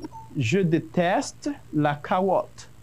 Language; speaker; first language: French; non-native, fluent; Spanish